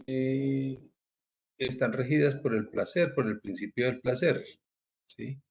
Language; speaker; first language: Spanish; native; Spanish